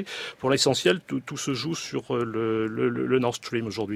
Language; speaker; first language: French; native; French